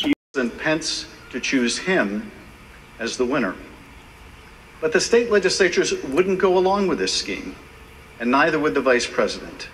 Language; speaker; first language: English; native; English